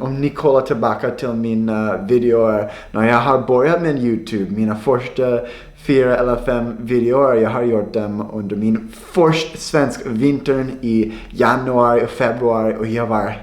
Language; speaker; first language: Swedish; non-native, learner; English